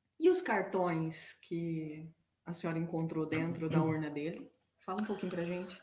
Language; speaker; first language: Portuguese; native; Portuguese